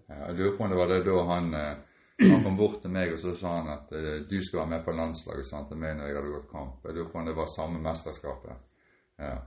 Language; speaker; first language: Norwegian; native; Norwegian